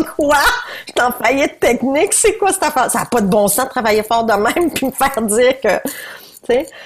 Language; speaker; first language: French; native; French